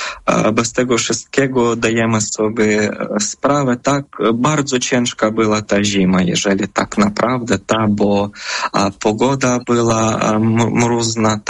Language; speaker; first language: Polish; non-native, fluent; Ukrainian